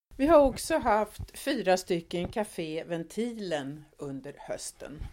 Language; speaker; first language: Swedish; native; Swedish